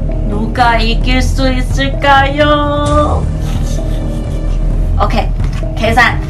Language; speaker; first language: Korean; non-native, learner; Chinese